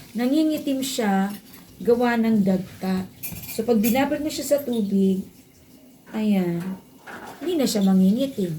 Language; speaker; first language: Filipino; non-native, local second language; Bikol